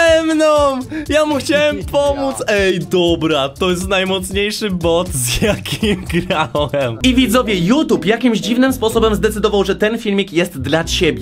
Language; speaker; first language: Polish; native; Polish